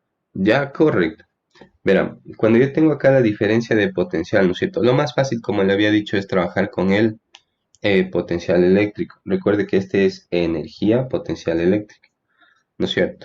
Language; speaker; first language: Spanish; native; Spanish